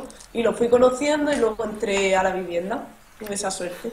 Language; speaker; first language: Spanish; native; Spanish